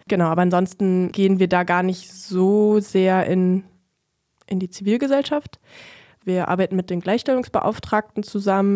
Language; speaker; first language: German; native; German